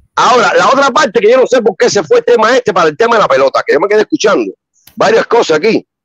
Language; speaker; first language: Spanish; native; Spanish